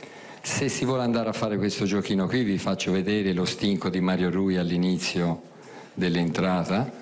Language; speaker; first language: Italian; native; Italian